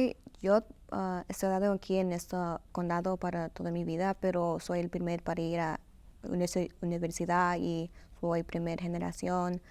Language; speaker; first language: Spanish; early bilingual, heritage; Spanish